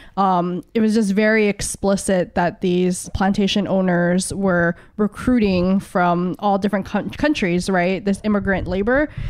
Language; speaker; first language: English; early bilingual, other home language; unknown